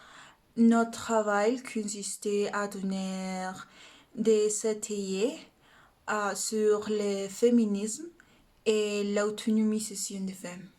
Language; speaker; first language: French; non-native, learner; Spanish